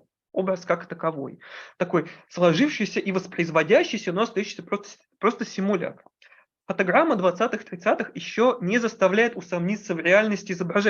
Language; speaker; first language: Russian; native; Russian